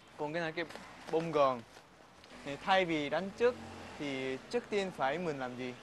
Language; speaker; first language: Vietnamese; non-native, fluent; Korean